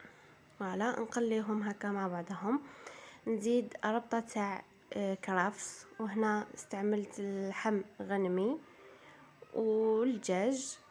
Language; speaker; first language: Arabic; native; Arabic